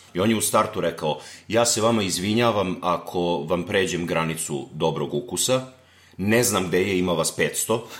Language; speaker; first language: Serbian; native; Serbian